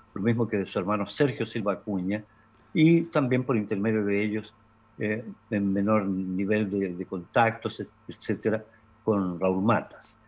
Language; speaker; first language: Spanish; native; Spanish